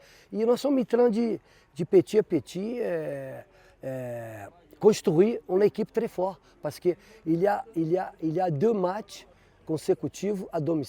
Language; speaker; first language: French; non-native, fluent; Portuguese